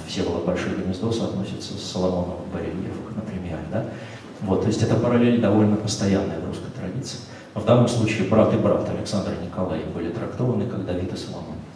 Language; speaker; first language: Russian; native; Russian